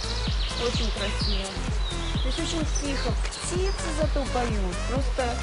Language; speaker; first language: Russian; native; Russian